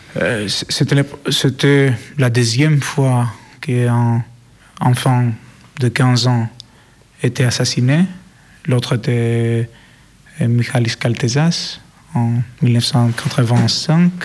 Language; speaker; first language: French; non-native, learner; Greek